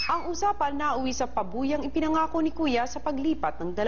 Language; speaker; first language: Filipino; native; Filipino